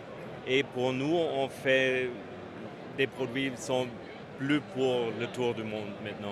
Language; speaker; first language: French; non-native, fluent; German